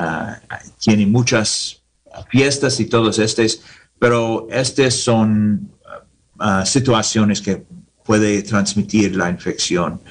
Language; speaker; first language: Spanish; non-native, learner; English